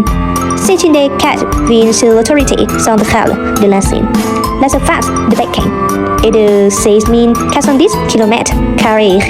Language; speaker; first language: French; non-native, learner; Vietnamese